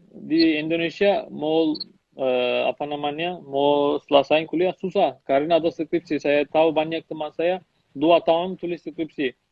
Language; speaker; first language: Indonesian; non-native, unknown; Turkish